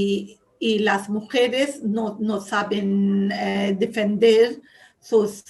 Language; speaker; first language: Spanish; non-native, fluent; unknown